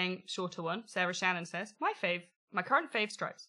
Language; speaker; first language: English; native; English